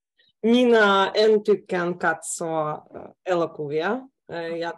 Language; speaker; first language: Finnish; non-native, learner; Russian